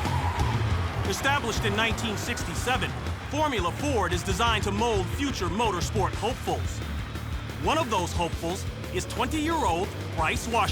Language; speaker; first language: English; native; English